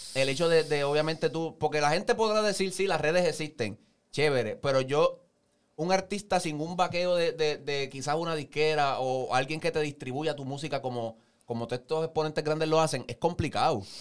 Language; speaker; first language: Spanish; native; Spanish